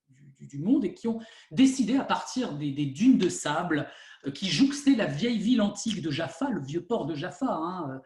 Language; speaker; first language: French; native; French